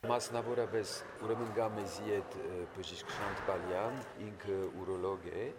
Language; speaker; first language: Armenian; early bilingual, heritage; Armenian